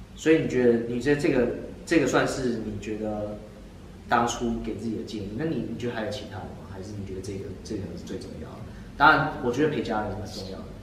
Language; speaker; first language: Chinese; native; Chinese